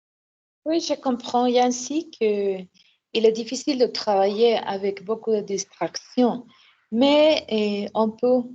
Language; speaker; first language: French; non-native, learner; Spanish